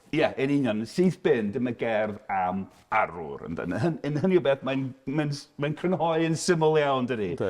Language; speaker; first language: Welsh; non-native, fluent; English